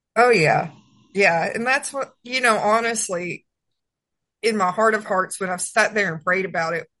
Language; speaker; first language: English; native; English